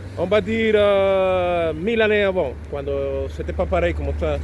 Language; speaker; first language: French; non-native, learner; Spanish